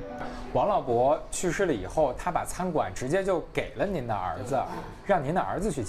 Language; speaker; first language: Chinese; native; Chinese